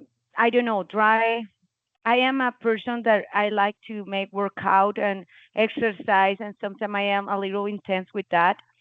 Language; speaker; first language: English; non-native, learner; Spanish